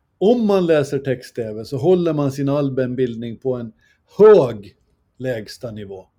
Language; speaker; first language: Swedish; native; Swedish